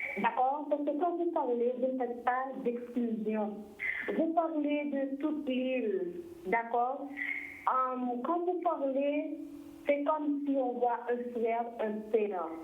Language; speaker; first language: French; non-native, local second language; Haitian Creole